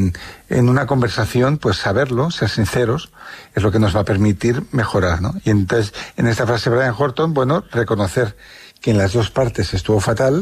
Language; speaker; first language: Spanish; native; Spanish